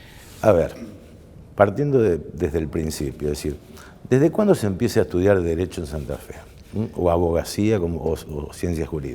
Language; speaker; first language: Spanish; native; Spanish